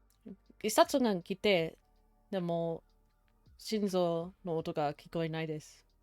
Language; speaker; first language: Japanese; non-native, learner; English